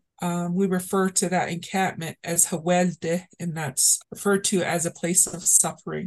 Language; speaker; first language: English; early bilingual, other home language; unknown